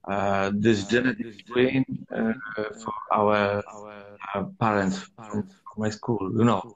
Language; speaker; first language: English; non-native, learner; Polish